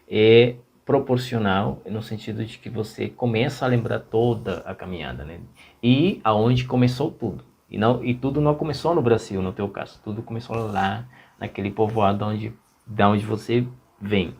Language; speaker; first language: Portuguese; non-native, fluent; Spanish